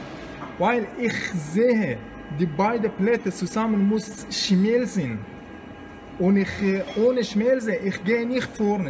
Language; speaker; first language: German; non-native, learner; Persian